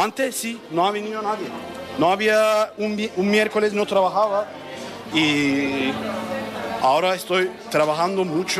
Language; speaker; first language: Spanish; non-native, learner; Turkish